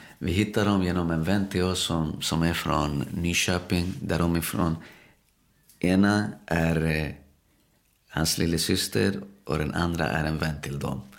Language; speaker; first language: Swedish; early bilingual, other home language; Spanish